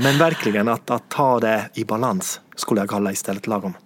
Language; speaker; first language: Swedish; non-native, fluent; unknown